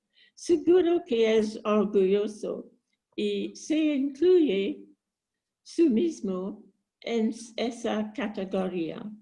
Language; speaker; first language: Spanish; non-native, learner; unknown